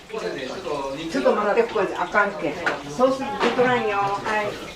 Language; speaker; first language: Japanese; native; Japanese